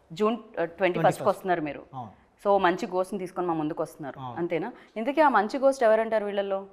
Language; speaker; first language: Telugu; native; Telugu